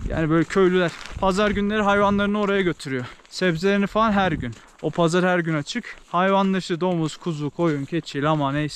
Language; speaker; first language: Turkish; native; Turkish